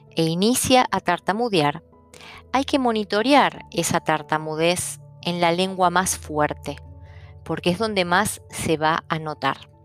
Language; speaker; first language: Spanish; early bilingual, other home language; Italian